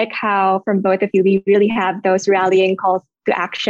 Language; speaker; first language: English; non-native, local second language; Filipino